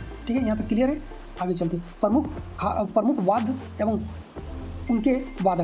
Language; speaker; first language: Hindi; native; Hindi